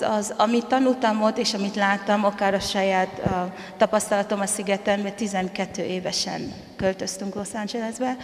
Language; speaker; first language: Hungarian; non-native, fluent; Tongan